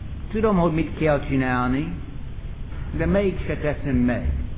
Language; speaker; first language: Hungarian; non-native, fluent; English